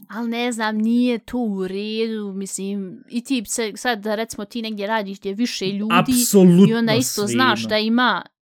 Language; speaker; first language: Bosnian; early bilingual, heritage; Bosnian